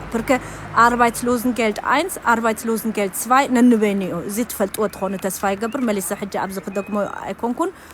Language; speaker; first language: Tigrinya; early bilingual, heritage; German